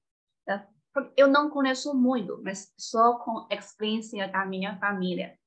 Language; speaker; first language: Portuguese; non-native, fluent; Chinese